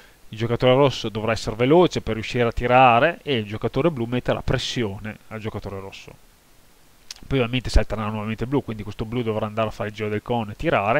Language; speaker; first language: Italian; native; Italian